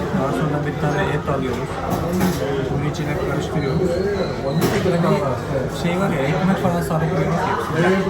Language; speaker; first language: Turkish; non-native, fluent; Malayalam